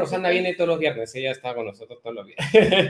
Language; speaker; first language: Spanish; native; Spanish